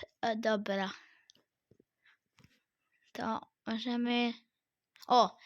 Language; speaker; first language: Polish; native; Polish